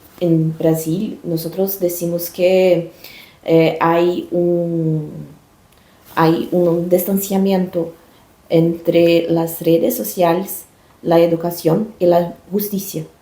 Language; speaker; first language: Spanish; non-native, learner; Portuguese